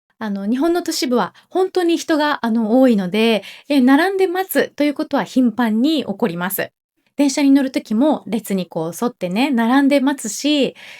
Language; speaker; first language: Japanese; native; Japanese